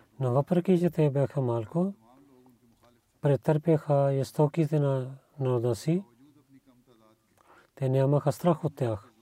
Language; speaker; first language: Bulgarian; non-native, learner; Urdu